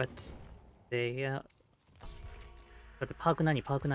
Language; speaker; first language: English; non-native, learner; Japanese